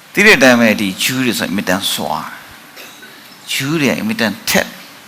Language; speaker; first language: Burmese; non-native, local second language; S'gaw Karen